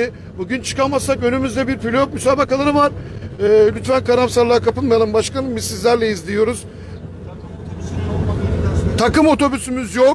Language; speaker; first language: Turkish; native; Turkish